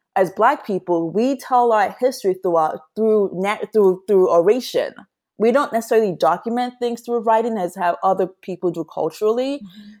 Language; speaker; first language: English; non-native, local second language; Yoruba